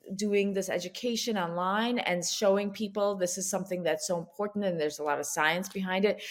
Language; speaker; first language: English; early bilingual, other home language; Russian